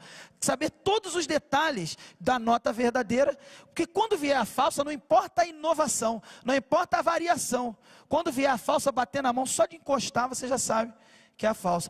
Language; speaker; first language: Portuguese; native; Portuguese